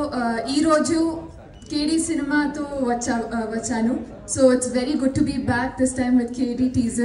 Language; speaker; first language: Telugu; non-native, learner; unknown